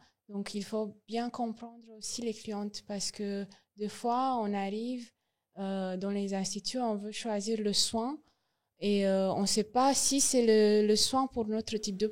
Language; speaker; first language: French; non-native, learner; Romanian